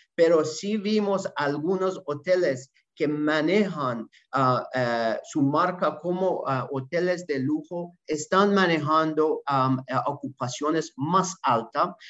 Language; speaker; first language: Spanish; non-native, learner; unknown